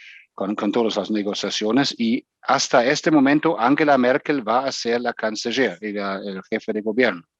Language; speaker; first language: Spanish; non-native, fluent; German